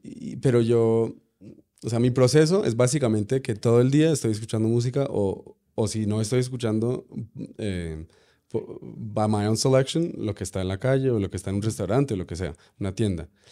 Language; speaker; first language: Spanish; early bilingual, other home language; English